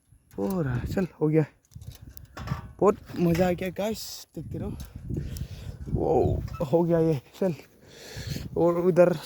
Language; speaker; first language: Hindi; non-native, local second language; Bodo